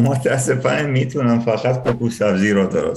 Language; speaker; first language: Persian; non-native, learner; Serbian